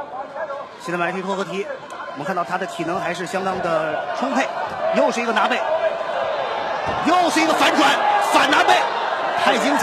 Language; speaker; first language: Chinese; native; Chinese